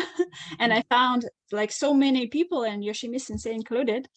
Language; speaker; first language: English; non-native, fluent; Russian